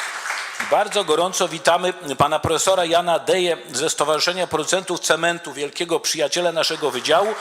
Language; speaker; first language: Polish; native; Polish